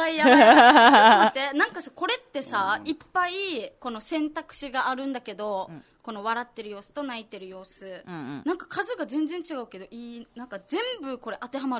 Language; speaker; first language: Japanese; native; Japanese